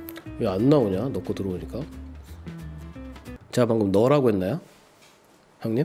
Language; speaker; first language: Korean; native; Korean